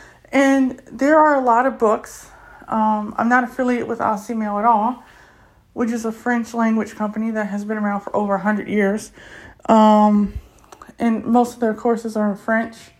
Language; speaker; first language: English; native; English